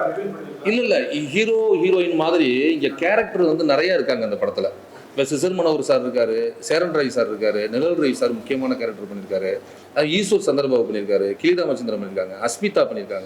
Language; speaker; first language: Tamil; native; Tamil